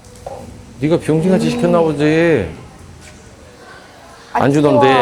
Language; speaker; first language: Korean; native; Korean